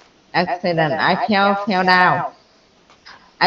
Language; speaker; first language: English; non-native, learner; Vietnamese